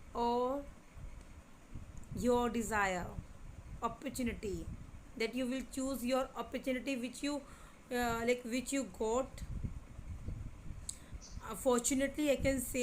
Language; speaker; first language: English; non-native, local second language; Hindi